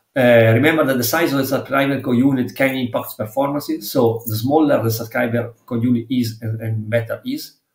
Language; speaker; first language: English; non-native, fluent; Italian